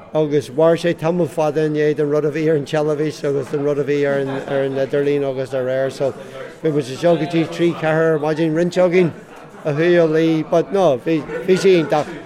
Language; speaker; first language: Irish; non-native, local second language; English